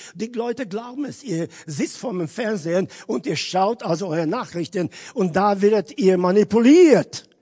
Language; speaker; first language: German; non-native, fluent; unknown